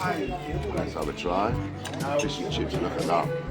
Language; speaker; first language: English; native; English